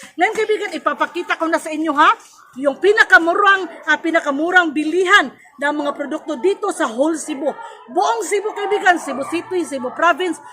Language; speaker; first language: Filipino; non-native, local second language; Cebuano